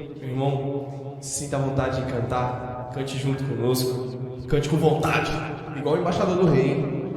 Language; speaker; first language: Portuguese; native; Portuguese